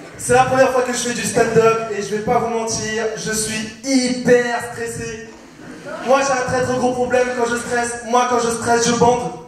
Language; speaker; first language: French; early bilingual, other home language; Vietnamese